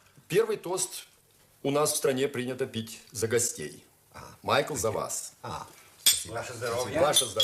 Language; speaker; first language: Russian; native; Russian